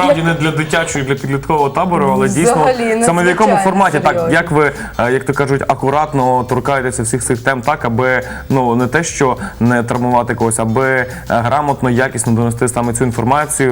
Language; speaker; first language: Ukrainian; native; Ukrainian